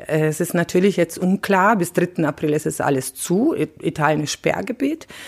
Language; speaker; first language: German; non-native, fluent; Italian